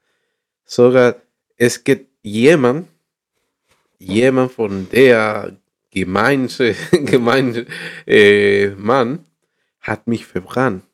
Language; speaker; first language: German; non-native, learner; Spanish